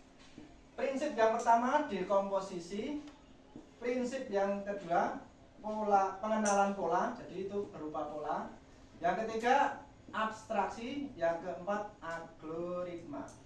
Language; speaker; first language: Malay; non-native, local second language; Javanese